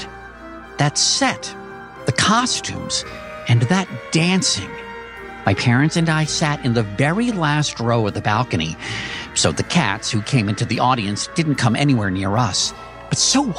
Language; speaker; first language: English; native; English